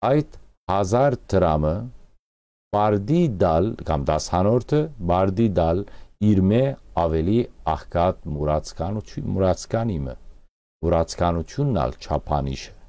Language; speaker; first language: Armenian; early bilingual, heritage; Armenian